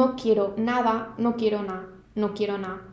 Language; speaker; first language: Spanish; non-native, fluent; Korean